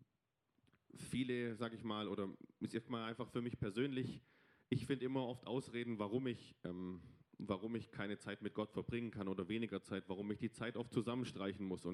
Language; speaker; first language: German; native; German